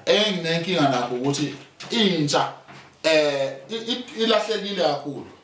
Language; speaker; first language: Zulu; native; Zulu